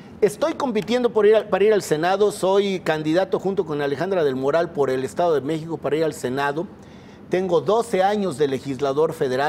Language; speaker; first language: Spanish; native; Spanish